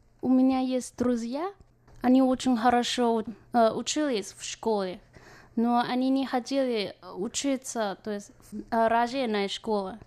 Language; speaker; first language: Russian; non-native, fluent; Chinese